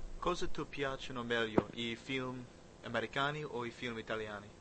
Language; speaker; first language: Italian; non-native, learner; English